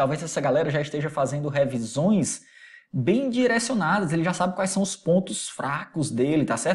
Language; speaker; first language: Portuguese; native; Portuguese